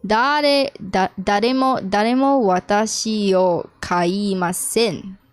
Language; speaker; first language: Japanese; non-native, learner; English